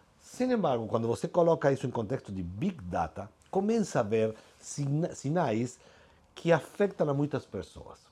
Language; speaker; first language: Portuguese; non-native, fluent; Spanish